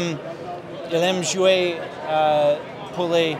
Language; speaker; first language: French; non-native, learner; English